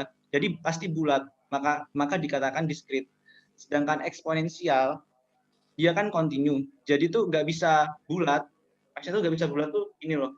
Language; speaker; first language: Indonesian; native; Indonesian